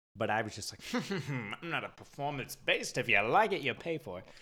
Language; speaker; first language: English; native; English